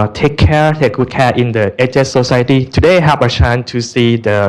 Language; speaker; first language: English; non-native, learner; Thai